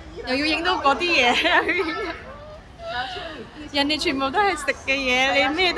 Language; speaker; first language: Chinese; non-native, local second language; Cantonese